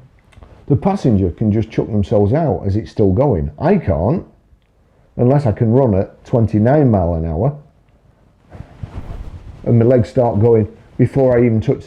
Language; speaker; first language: English; native; English